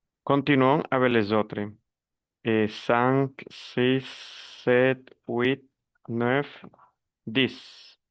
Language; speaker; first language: French; non-native, fluent; Spanish